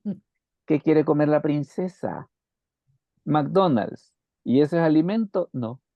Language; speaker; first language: Spanish; native; Spanish